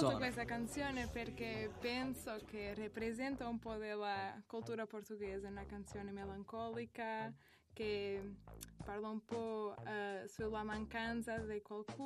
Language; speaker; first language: Italian; non-native, learner; Portuguese